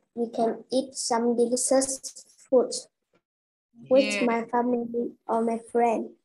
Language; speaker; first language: English; non-native, learner; Vietnamese